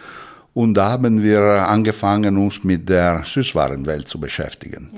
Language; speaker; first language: German; non-native, fluent; Italian